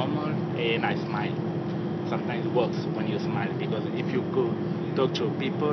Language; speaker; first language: English; non-native, fluent; French